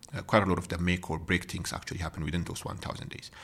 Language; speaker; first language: English; non-native, fluent; Amharic